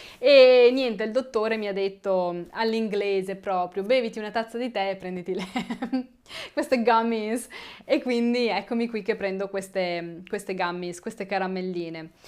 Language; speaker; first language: Italian; native; Italian